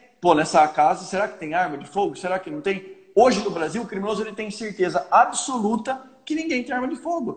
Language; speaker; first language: Portuguese; native; Portuguese